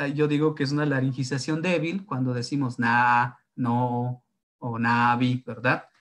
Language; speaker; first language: Spanish; non-native, local second language; Zapotec